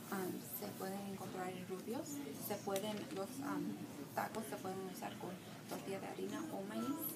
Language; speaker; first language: Spanish; early bilingual, heritage; Spanish